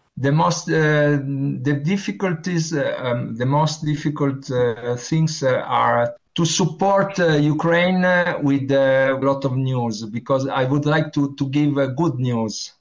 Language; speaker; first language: English; non-native, learner; Italian